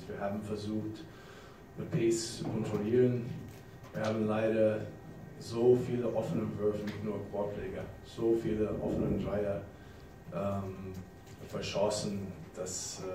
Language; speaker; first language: German; non-native, fluent; English